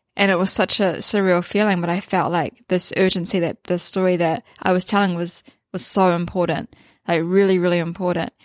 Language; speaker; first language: English; native; English